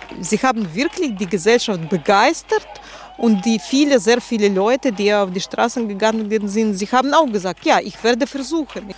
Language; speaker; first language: German; non-native, fluent; Russian